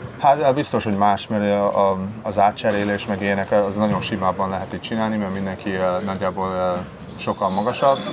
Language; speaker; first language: Hungarian; early bilingual, heritage; Hungarian